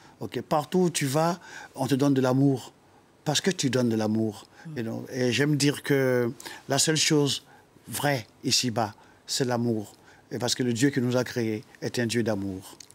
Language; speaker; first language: French; non-native, local second language; Dyula